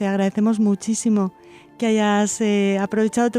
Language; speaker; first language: Spanish; native; Spanish